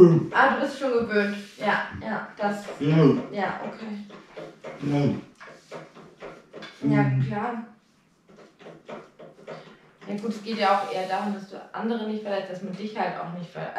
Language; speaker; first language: German; native; German